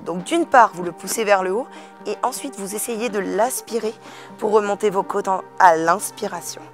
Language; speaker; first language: French; native; French